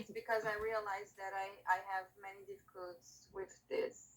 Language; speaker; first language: English; non-native, learner; Portuguese